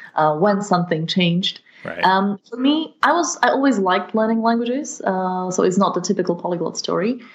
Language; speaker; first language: English; non-native, fluent; Slovak